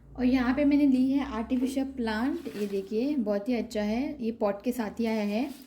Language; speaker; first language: Hindi; non-native, local second language; Konkani